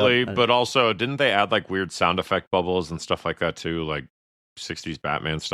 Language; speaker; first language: English; native; English